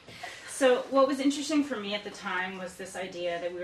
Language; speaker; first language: English; native; English